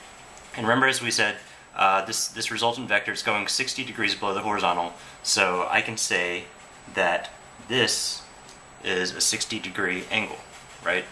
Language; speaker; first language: English; native; English